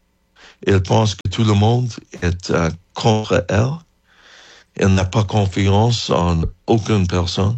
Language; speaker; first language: French; non-native, learner; English